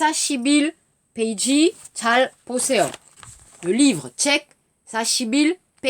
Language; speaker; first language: Korean; non-native, learner; French